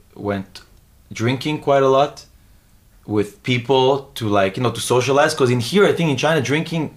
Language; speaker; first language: English; early bilingual, other home language; Hebrew